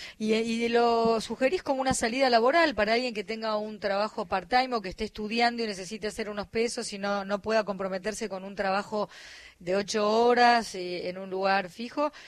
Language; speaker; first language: Spanish; native; Spanish